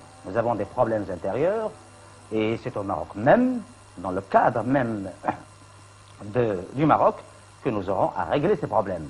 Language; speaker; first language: French; non-native, local second language; Arabic